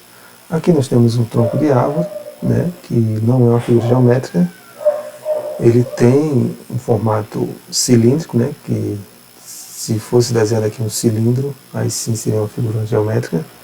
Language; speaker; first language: Portuguese; native; Portuguese